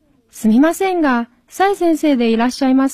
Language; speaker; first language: Japanese; non-native, fluent; Chinese